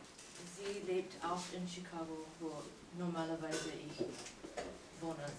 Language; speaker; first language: German; non-native, learner; English